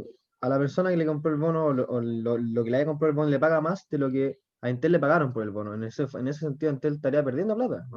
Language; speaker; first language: Spanish; native; Spanish